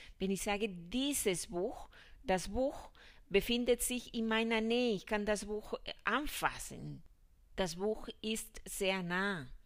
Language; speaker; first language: German; non-native, fluent; Spanish